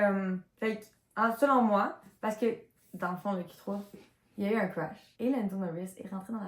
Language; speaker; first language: French; native; French